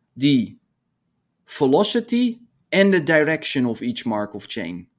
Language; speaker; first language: English; non-native, fluent; Dutch